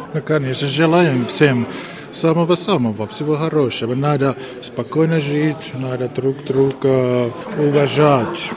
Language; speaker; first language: Russian; non-native, learner; Finnish